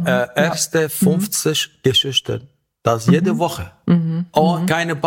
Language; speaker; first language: German; non-native, learner; Arabic